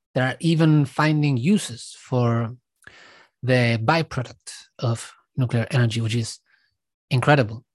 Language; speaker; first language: English; non-native, fluent; Spanish